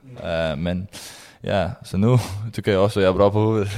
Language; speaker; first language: Swedish; non-native, learner; Danish